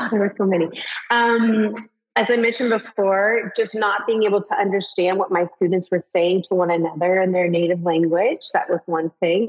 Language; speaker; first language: English; native; English